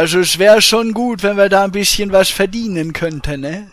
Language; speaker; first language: German; native; German